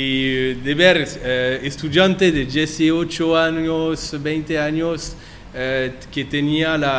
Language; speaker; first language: Spanish; non-native, learner; French